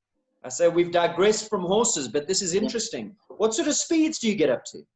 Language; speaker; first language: English; native; English